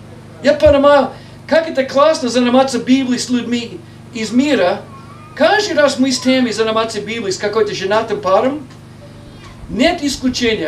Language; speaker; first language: Russian; non-native, learner; English